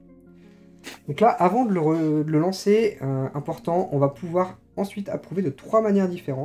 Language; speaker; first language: French; native; French